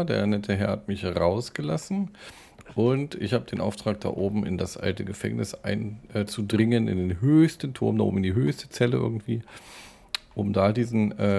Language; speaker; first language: German; native; German